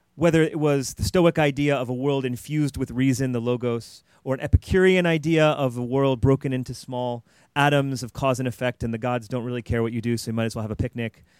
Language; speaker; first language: English; native; English